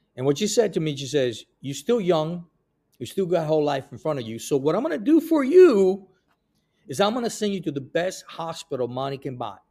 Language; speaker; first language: English; early bilingual, other home language; Spanish